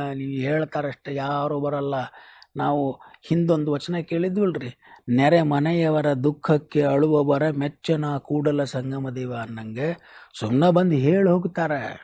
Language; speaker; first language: Kannada; native; Kannada